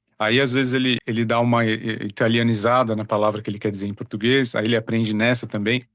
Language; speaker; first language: Portuguese; native; Portuguese